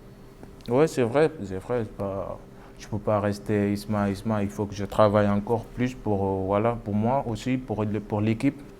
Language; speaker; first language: French; non-native, local second language; Wolof